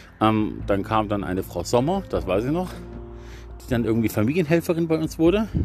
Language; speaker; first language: German; native; German